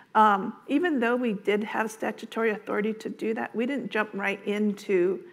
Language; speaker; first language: English; native; English